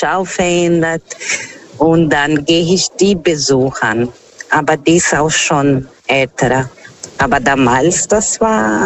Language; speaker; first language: German; non-native, fluent; Portuguese